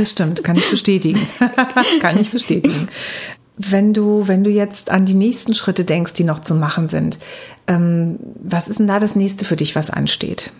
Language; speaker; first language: German; native; German